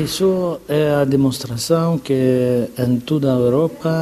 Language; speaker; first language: Portuguese; non-native, fluent; French